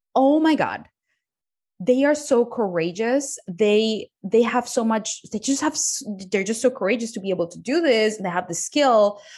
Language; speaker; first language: English; non-native, fluent; Spanish